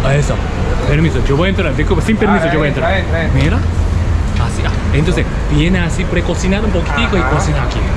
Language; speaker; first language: Spanish; non-native, learner; Japanese